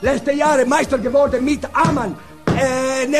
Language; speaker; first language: German; non-native, learner; Italian